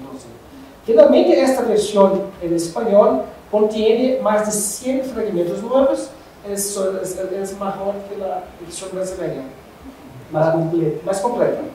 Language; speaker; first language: Spanish; non-native, fluent; Portuguese